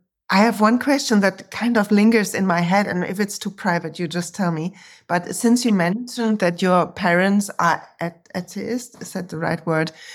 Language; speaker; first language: English; non-native, fluent; German